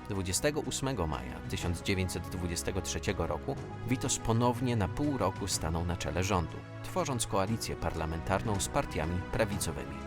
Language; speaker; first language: Polish; native; Polish